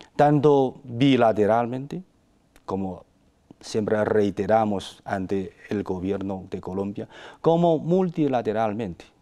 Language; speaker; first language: Spanish; non-native, fluent; Chinese